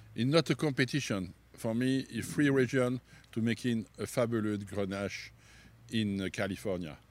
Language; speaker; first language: English; non-native, learner; French